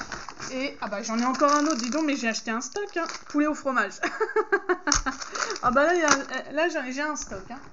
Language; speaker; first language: French; native; French